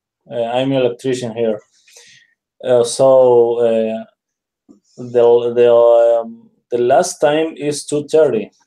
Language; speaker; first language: English; non-native, learner; Spanish